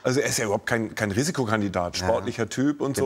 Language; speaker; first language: German; native; German